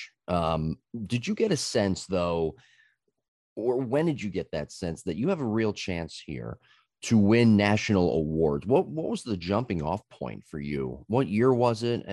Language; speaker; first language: English; native; English